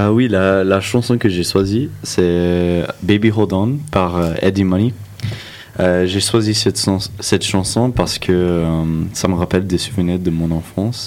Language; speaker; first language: French; non-native, fluent; English